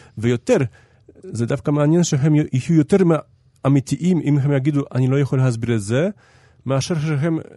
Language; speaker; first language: Hebrew; non-native, fluent; Polish